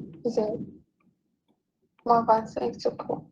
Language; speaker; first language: French; non-native, local second language; Arabic